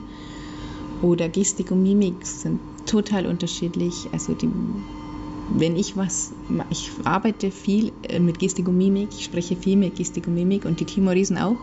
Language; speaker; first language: German; native; German